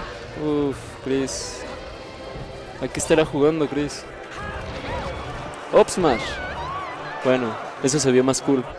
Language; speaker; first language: Spanish; native; Spanish